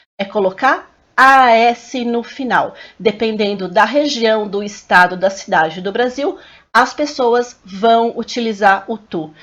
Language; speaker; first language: Portuguese; native; Portuguese